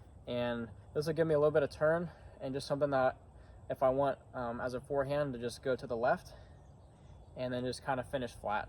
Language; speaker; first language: English; native; English